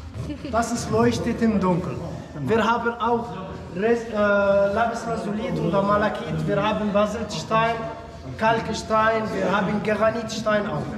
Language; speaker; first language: German; non-native, learner; Arabic